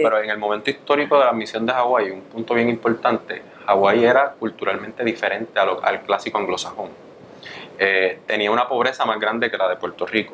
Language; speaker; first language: Spanish; native; Spanish